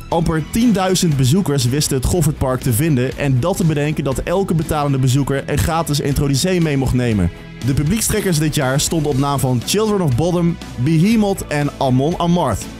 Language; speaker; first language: Dutch; native; Dutch